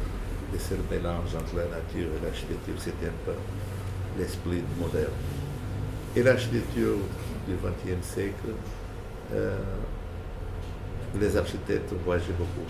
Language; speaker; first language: French; non-native, fluent; Portuguese